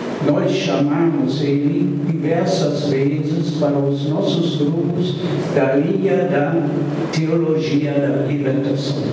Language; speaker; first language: Portuguese; non-native, fluent; German